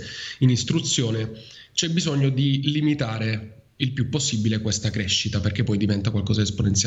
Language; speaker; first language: Italian; native; Italian